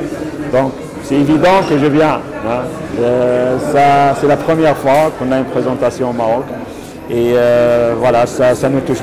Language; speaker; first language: French; non-native, fluent; Arabic